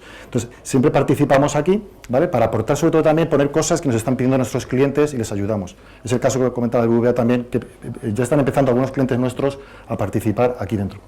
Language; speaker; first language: Spanish; native; Spanish